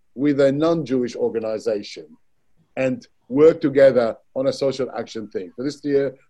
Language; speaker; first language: English; non-native, fluent; Arabic